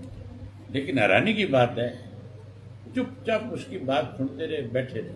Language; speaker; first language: Hindi; native; Hindi